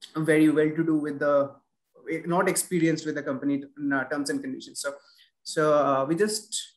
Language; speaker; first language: English; non-native, local second language; Bangla